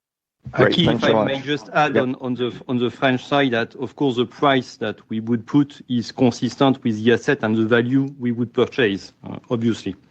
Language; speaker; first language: English; non-native, fluent; French